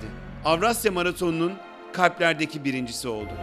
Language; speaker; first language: Turkish; native; Turkish